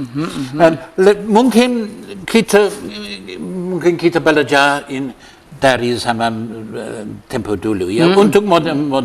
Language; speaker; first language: Indonesian; non-native, learner; English